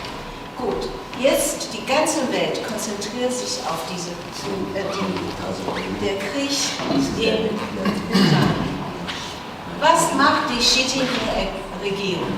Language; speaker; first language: German; non-native, fluent; Chinese